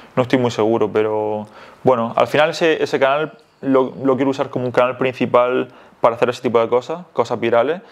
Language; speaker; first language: Spanish; native; Spanish